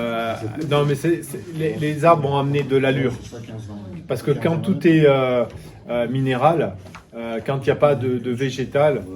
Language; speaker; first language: French; native; French